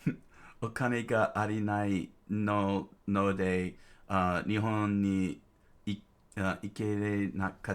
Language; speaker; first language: Japanese; non-native, learner; English